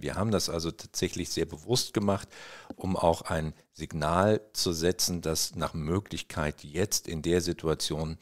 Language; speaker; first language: German; native; German